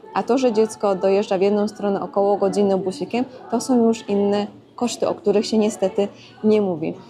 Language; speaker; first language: Polish; native; Polish